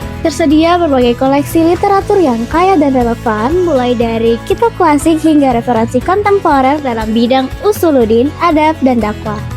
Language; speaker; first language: Indonesian; native; Indonesian